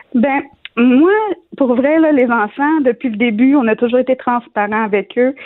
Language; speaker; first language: French; native; French